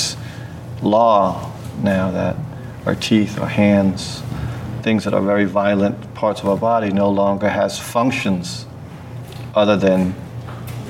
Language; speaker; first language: English; early bilingual, other home language; Danish